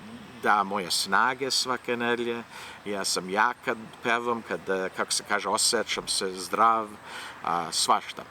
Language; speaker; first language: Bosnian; early bilingual, heritage; Serbian